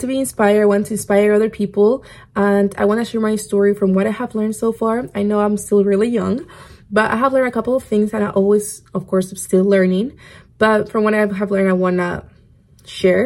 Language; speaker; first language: English; non-native, fluent; Spanish